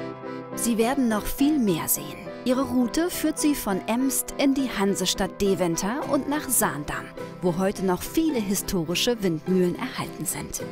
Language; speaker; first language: German; native; German